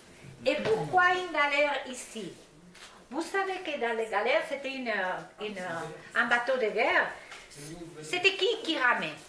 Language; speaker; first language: French; non-native, fluent; Spanish